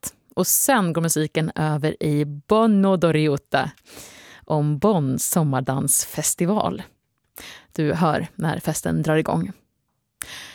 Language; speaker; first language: Swedish; native; Swedish